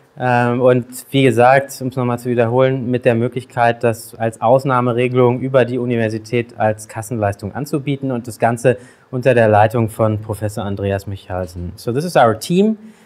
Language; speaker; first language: German; native; German